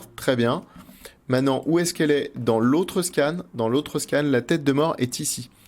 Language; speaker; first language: French; native; French